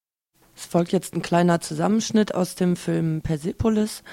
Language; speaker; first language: German; native; German